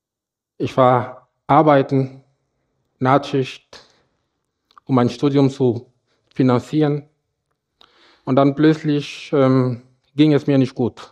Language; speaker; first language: German; non-native, fluent; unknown